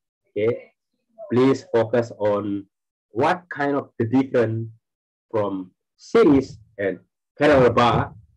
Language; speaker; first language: English; non-native, local second language; Malay